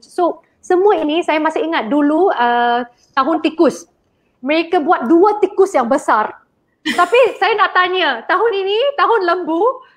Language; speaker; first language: Malay; non-native, local second language; Chinese